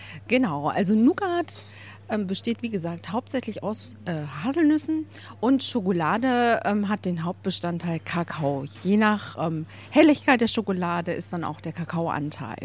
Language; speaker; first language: German; native; German